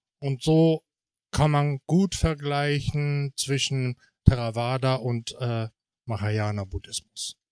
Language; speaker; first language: German; non-native, fluent; Japanese